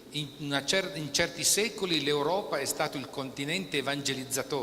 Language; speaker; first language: Italian; native; Italian